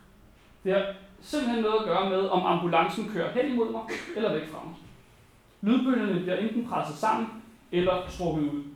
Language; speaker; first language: Danish; native; Danish